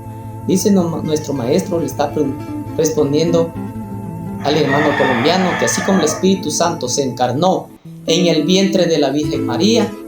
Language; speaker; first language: Spanish; native; Spanish